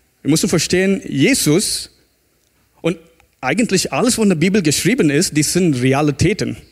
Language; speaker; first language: German; non-native, fluent; English